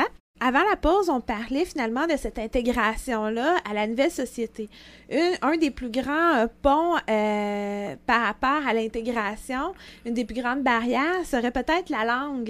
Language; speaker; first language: French; native; French